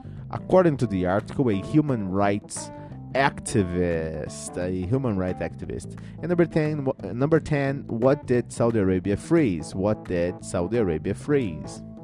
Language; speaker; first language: English; non-native, fluent; Portuguese